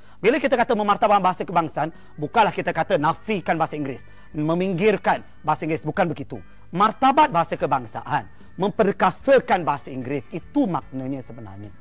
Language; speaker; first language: Malay; non-native, local second language; Tamil